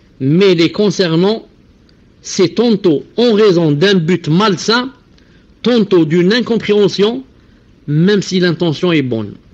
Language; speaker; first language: French; non-native, local second language; Arabic